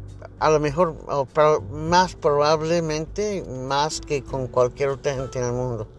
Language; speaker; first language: Spanish; early bilingual, heritage; English